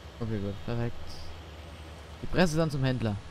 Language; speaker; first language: German; native; German